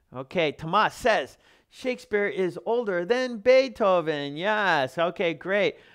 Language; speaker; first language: English; native; English